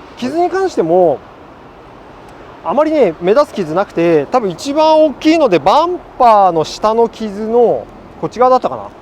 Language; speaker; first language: Japanese; native; Japanese